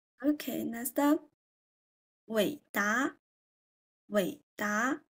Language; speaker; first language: English; non-native, fluent; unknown